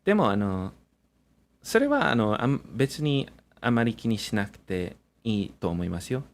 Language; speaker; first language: Japanese; non-native, fluent; English